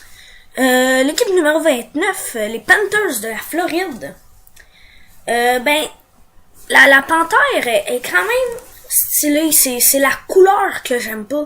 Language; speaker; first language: French; native; French